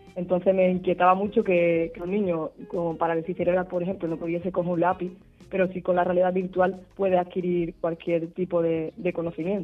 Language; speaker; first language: Spanish; native; Spanish